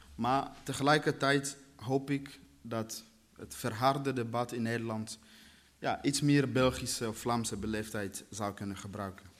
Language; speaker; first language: Dutch; early bilingual, other home language; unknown